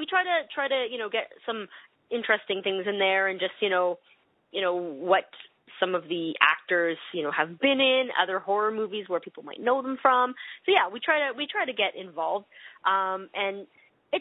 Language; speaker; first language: English; native; English